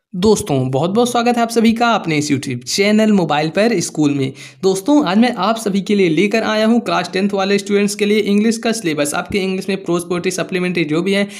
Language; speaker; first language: Hindi; native; Hindi